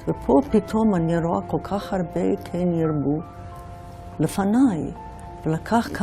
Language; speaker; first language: Hebrew; non-native, fluent; Yiddish